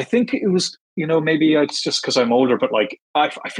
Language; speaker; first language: English; native; English